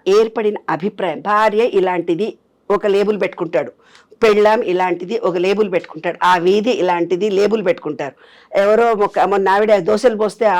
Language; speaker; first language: Telugu; native; Telugu